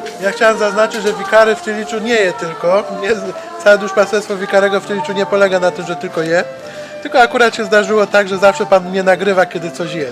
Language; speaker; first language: Polish; native; Polish